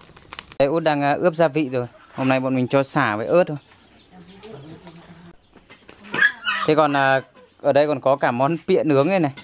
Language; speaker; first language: Vietnamese; native; Vietnamese